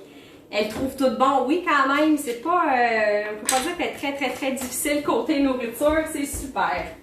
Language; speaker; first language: French; native; French